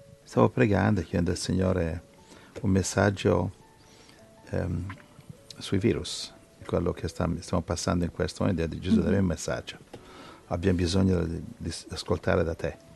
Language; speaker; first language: Italian; native; Italian